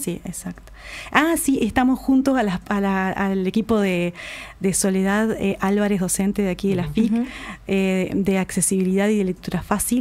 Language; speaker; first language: Spanish; native; Spanish